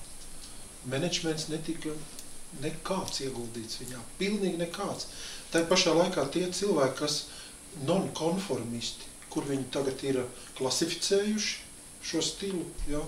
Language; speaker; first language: Latvian; native; Latvian